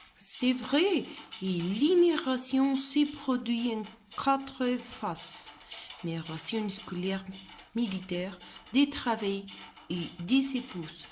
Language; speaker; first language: French; non-native, learner; Spanish